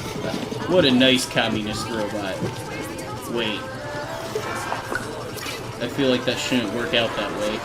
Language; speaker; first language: English; native; English